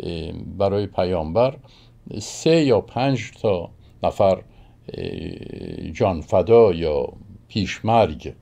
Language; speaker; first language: Persian; native; Persian